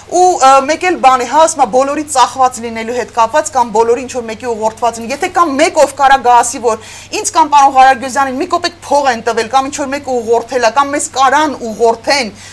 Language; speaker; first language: Armenian; native; Armenian